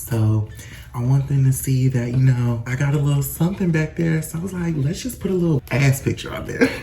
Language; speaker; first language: English; native; English